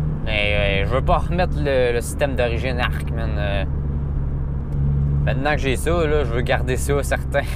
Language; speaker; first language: French; native; French